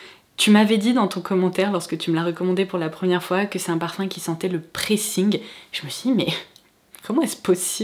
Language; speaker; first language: French; native; French